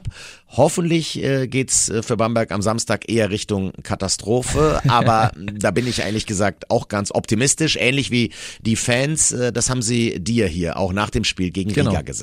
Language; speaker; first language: German; native; German